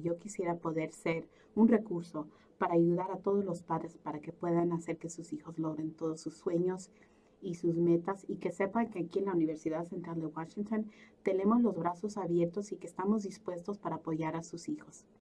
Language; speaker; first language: Spanish; early bilingual, heritage; Spanish